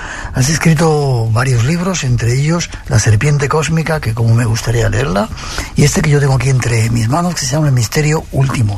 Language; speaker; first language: Spanish; native; Spanish